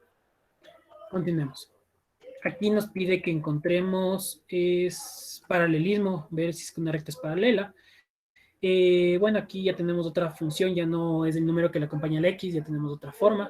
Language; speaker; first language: Spanish; native; Spanish